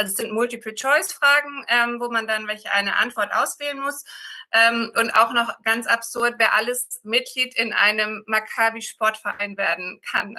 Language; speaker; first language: German; native; German